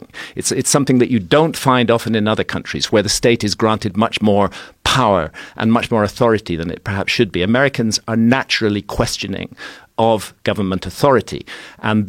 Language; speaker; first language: English; native; English